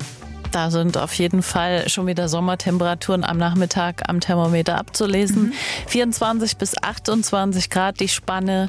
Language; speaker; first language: German; native; German